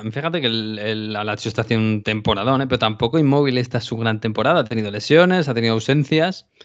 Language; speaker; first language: Spanish; native; Spanish